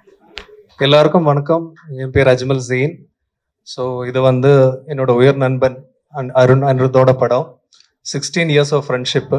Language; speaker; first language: Tamil; non-native, local second language; Malayalam